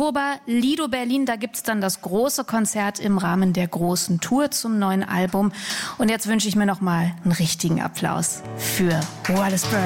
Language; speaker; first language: German; native; German